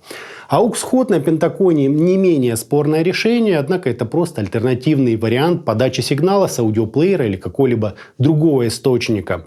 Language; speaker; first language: Russian; native; Russian